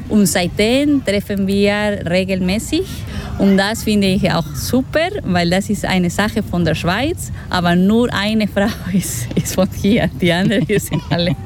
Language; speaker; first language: German; non-native, learner; Spanish